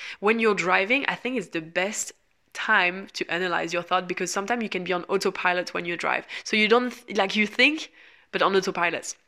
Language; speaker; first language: English; non-native, fluent; French